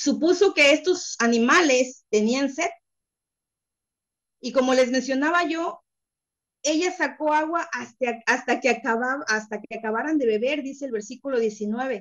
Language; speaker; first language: Spanish; native; Spanish